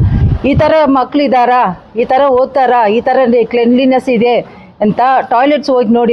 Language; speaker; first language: Kannada; non-native, local second language; Tamil